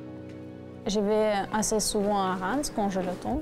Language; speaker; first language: French; non-native, fluent; Russian